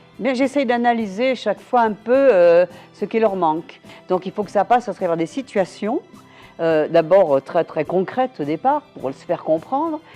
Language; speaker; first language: French; native; French